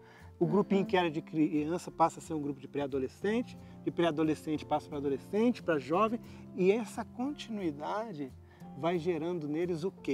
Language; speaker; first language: Portuguese; native; Portuguese